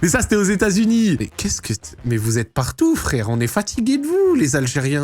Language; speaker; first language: French; native; French